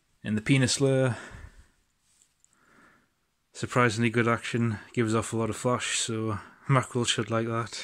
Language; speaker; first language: English; native; English